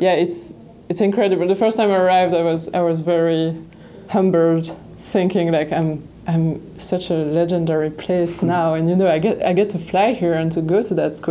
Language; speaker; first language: English; non-native, fluent; French